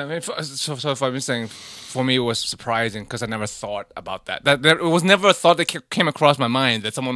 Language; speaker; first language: English; native; English